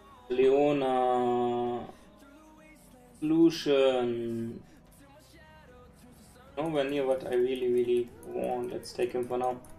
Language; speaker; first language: English; non-native, fluent; German